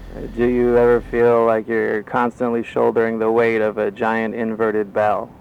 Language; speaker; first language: English; native; English